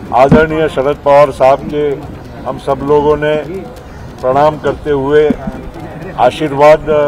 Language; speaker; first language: Hindi; non-native, local second language; Marathi